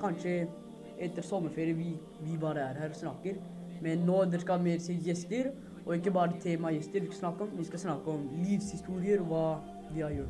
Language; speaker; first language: Norwegian; early bilingual, other home language; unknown